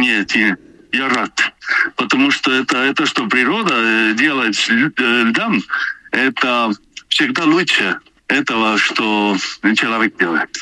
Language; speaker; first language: Russian; non-native, learner; Lithuanian